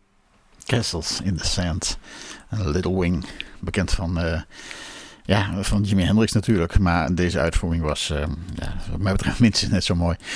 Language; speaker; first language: Dutch; native; Dutch